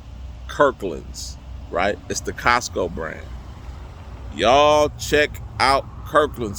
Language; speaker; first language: English; native; English